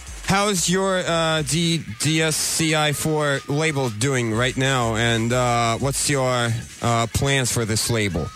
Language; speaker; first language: English; non-native, fluent; Russian